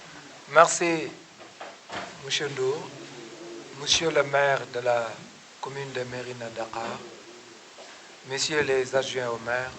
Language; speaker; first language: French; non-native, local second language; Wolof